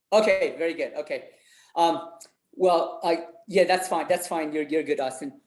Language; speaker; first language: English; early bilingual, other home language; Vietnamese